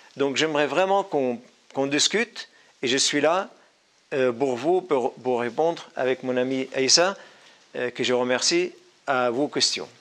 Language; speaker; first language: French; non-native, fluent; Arabic